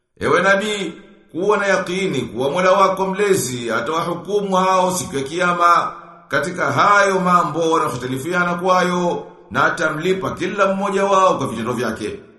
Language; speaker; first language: Swahili; native; Swahili